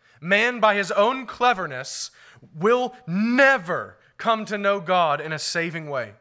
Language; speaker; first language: English; native; English